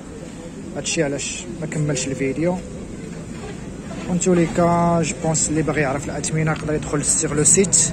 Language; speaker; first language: Arabic; native; Arabic